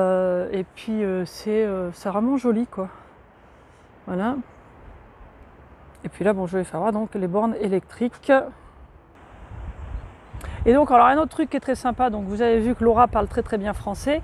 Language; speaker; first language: French; native; French